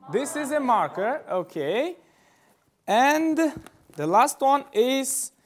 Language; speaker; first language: English; non-native, fluent; Uzbek